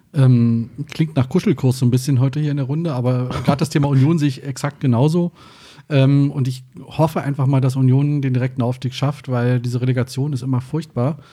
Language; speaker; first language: German; native; German